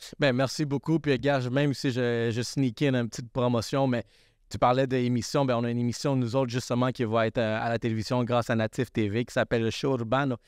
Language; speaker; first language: French; early bilingual, other home language; Spanish